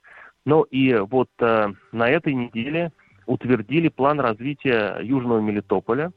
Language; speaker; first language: Russian; native; Russian